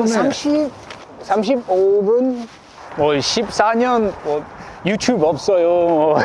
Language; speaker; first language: Korean; non-native, learner; English